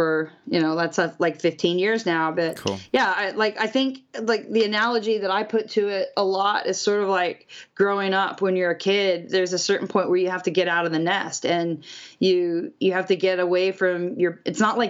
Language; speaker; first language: English; native; English